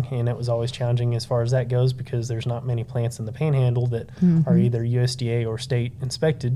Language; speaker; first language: English; native; English